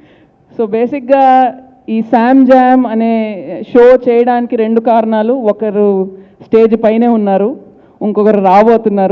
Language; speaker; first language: Telugu; native; Telugu